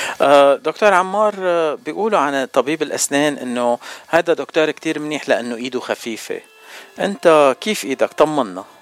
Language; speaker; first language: Arabic; native; Arabic